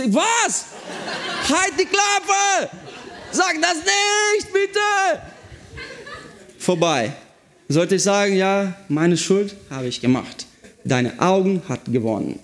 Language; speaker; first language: German; non-native, fluent; Portuguese